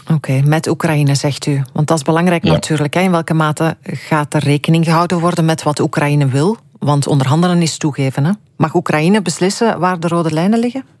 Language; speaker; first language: Dutch; native; Dutch